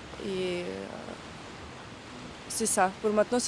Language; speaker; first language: French; non-native, learner; Russian